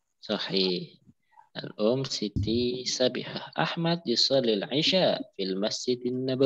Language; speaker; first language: Arabic; non-native, fluent; Indonesian